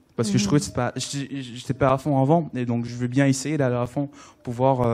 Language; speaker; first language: French; non-native, learner; English